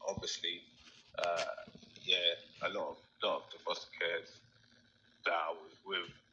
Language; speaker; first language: English; native; English